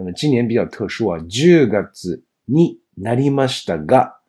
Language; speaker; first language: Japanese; non-native, fluent; Chinese